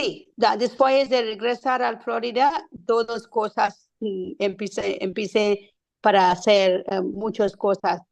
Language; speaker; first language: Spanish; non-native, learner; English